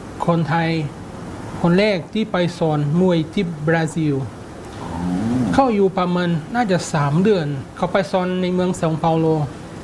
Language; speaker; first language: Thai; non-native, fluent; Portuguese